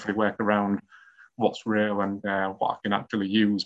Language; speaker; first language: English; native; English